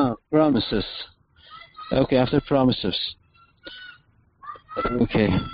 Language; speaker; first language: English; non-native, fluent; Persian